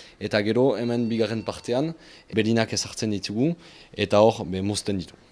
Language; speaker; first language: Basque; native; Basque